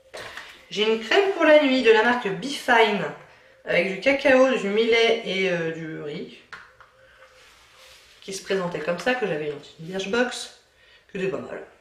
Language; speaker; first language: French; native; French